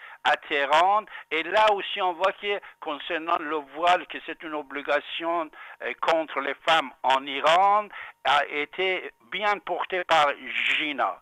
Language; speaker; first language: French; non-native, fluent; Persian